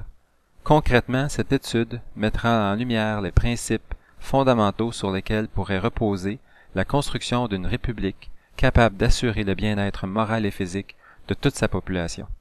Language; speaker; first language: French; native; French